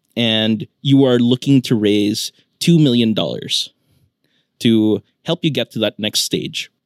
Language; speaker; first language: English; non-native, local second language; Filipino